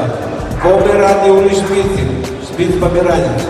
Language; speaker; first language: Russian; non-native, fluent; Georgian